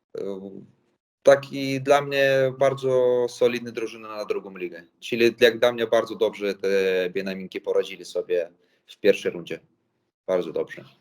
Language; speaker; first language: Polish; non-native, fluent; Latvian